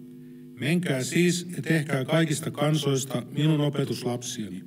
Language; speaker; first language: Finnish; native; Finnish